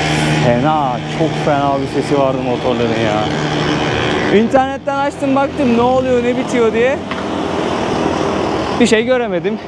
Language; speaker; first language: Turkish; native; Turkish